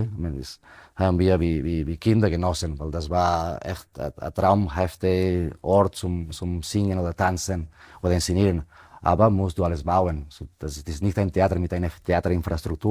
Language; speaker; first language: German; non-native, fluent; Spanish